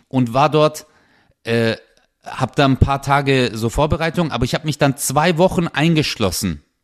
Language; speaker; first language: German; early bilingual, other home language; Turkish